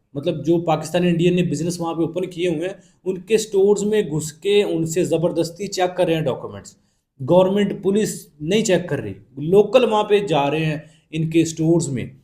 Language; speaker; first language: Urdu; non-native, local second language; Punjabi